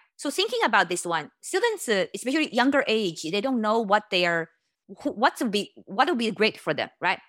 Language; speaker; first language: English; non-native, fluent; Chinese